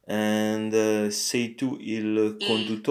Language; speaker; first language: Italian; non-native, learner; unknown